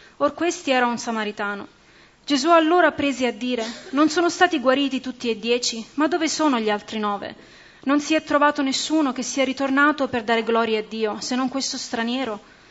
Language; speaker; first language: Italian; native; Italian